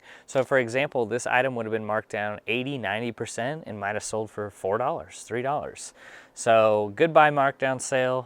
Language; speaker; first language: English; native; English